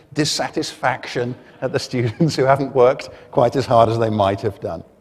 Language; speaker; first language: English; native; English